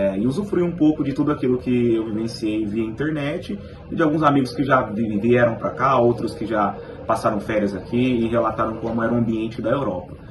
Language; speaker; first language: Portuguese; native; Portuguese